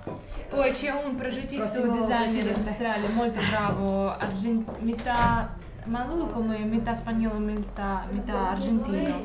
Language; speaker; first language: Italian; non-native, fluent; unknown